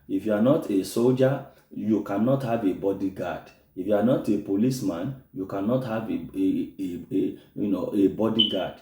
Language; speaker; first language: English; non-native, local second language; Yoruba